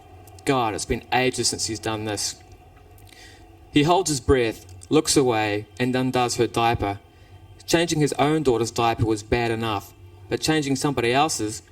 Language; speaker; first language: English; native; English